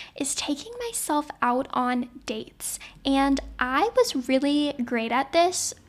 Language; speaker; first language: English; native; English